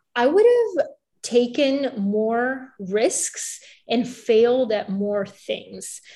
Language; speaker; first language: English; early bilingual, other home language; Bulgarian